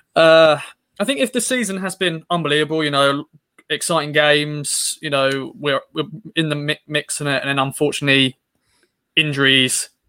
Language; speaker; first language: English; native; English